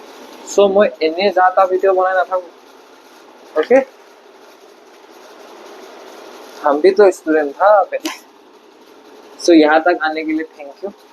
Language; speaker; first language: Hindi; non-native, local second language; Assamese